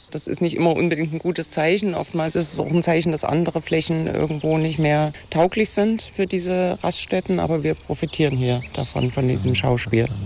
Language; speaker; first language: German; native; German